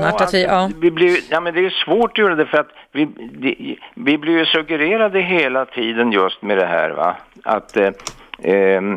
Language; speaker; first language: Swedish; native; Swedish